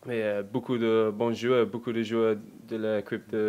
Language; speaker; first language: French; non-native, learner; English